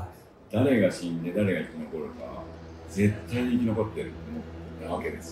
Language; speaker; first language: Japanese; native; Japanese